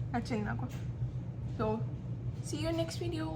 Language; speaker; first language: Telugu; non-native, local second language; Kannada